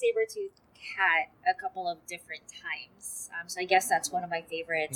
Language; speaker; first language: English; non-native, local second language; Filipino